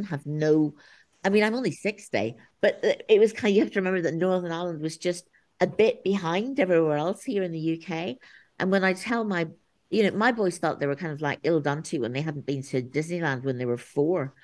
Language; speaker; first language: English; native; English